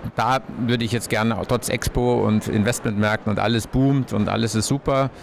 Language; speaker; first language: German; native; German